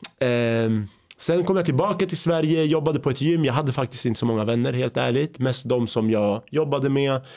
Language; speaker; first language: Swedish; early bilingual, other home language; Arabic